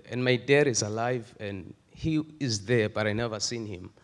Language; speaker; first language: English; non-native, local second language; Swati